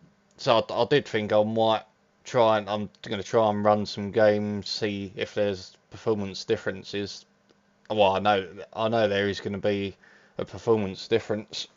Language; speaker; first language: English; native; English